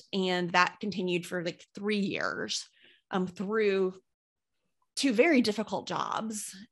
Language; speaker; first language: English; native; English